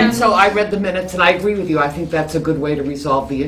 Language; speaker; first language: English; native; English